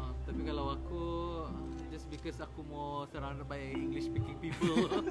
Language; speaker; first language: English; non-native, local second language; Malay